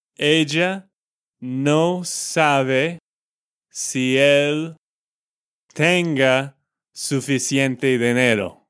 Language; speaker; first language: Spanish; non-native, fluent; English